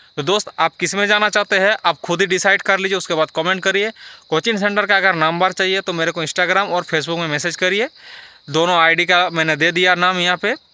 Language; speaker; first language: Hindi; non-native, local second language; Bangla